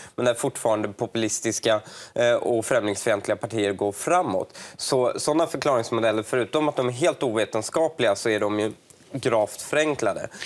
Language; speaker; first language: Swedish; early bilingual, other home language; Persian